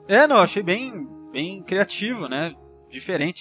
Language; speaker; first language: Portuguese; native; Portuguese